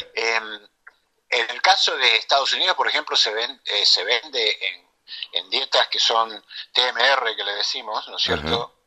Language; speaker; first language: Spanish; native; Spanish